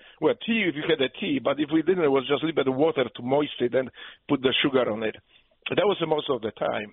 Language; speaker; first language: English; non-native, fluent; Polish